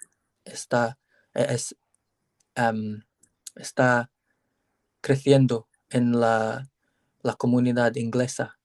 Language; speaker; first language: Spanish; non-native, learner; English